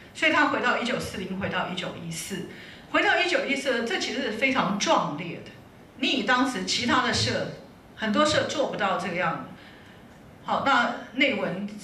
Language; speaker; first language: Chinese; native; Chinese